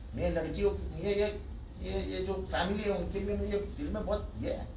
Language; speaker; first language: Hindi; non-native, local second language; Marathi